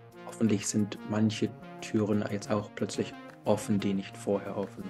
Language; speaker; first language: German; early bilingual, heritage; English